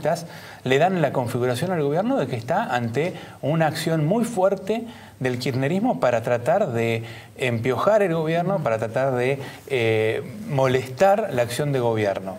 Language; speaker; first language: Spanish; native; Spanish